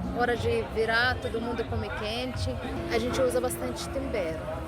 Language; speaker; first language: Portuguese; non-native, learner; Arabic